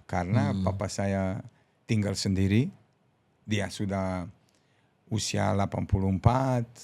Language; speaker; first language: Indonesian; non-native, fluent; Serbian